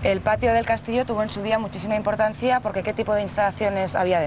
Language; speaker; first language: Spanish; native; Spanish